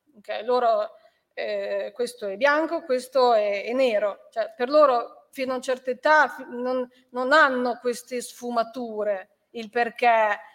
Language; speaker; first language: Italian; non-native, fluent; Ukrainian